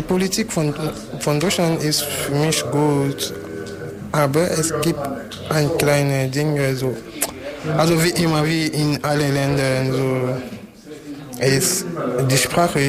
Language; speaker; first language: German; non-native, learner; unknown